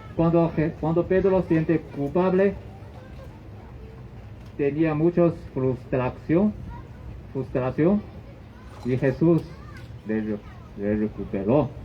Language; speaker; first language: Spanish; non-native, learner; Chinese